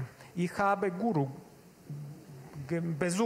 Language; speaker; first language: German; non-native, learner; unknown